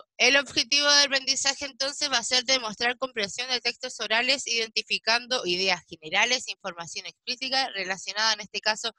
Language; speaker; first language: Spanish; native; Spanish